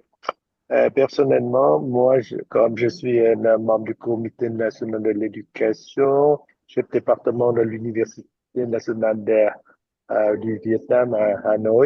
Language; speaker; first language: French; non-native, fluent; Vietnamese